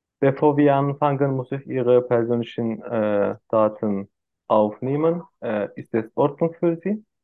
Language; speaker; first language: German; non-native, learner; Turkish